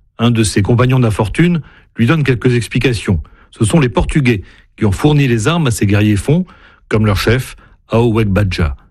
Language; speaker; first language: French; native; French